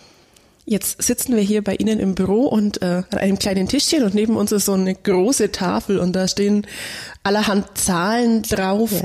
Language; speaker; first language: German; native; German